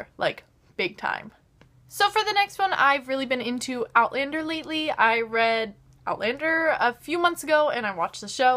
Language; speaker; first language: English; native; English